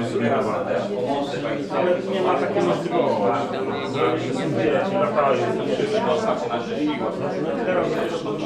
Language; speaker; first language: Polish; non-native, learner; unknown